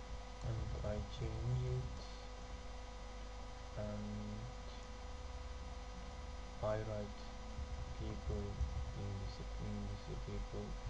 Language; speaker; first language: English; non-native, learner; Turkish